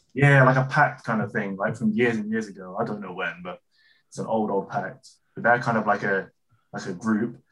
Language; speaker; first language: English; native; English